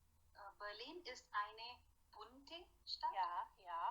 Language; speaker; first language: German; non-native, learner; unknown